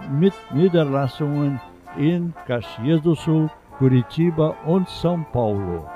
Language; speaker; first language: German; early bilingual, heritage; German